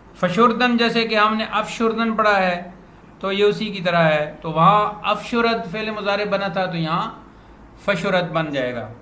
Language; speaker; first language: Urdu; non-native, local second language; Punjabi